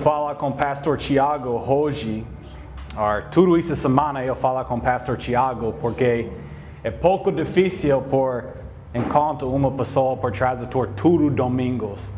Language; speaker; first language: Portuguese; non-native, learner; English